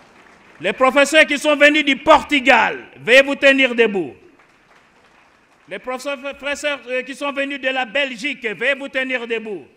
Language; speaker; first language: French; non-native, local second language; Lingala